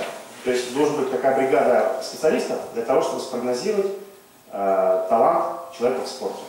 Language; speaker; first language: Russian; native; Russian